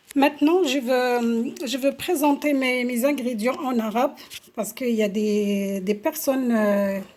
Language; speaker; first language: French; non-native, local second language; Arabic